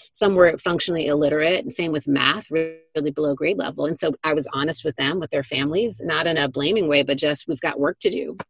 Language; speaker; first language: English; native; English